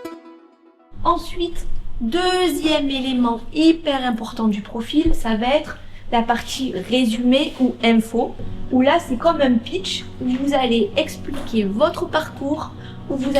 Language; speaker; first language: French; native; French